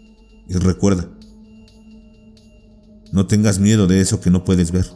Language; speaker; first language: Spanish; native; Spanish